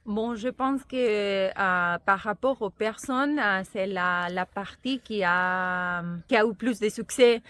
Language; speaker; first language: French; non-native, fluent; Spanish